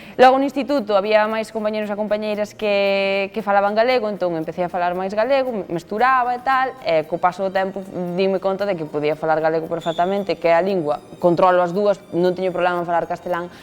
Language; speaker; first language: Galician; native; Galician